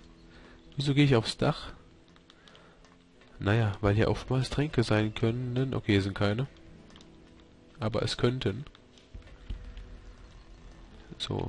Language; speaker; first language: German; native; German